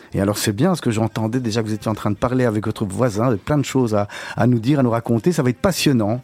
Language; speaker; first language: French; native; French